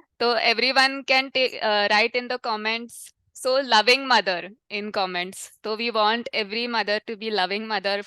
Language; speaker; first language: Hindi; non-native, local second language; Tamil